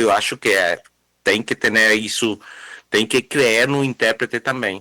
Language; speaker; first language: Portuguese; non-native, fluent; Spanish